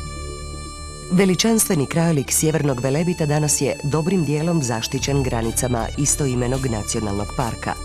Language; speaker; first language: Croatian; native; Croatian